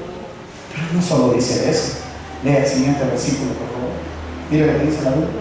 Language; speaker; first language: Spanish; native; Spanish